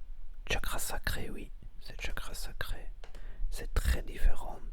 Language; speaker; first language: French; non-native, learner; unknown